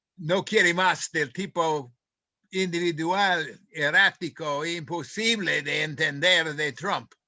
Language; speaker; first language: Spanish; non-native, fluent; English